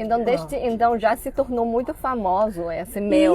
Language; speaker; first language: Portuguese; non-native, fluent; Chinese